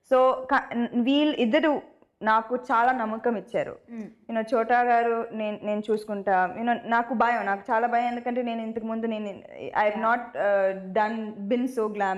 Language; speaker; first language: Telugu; non-native, fluent; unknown